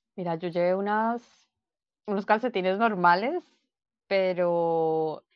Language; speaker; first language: Spanish; native; Spanish